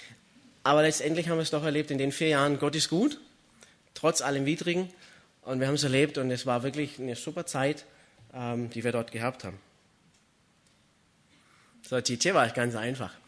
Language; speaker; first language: German; native; German